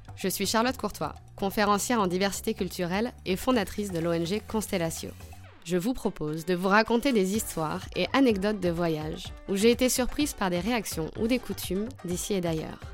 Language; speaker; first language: French; native; French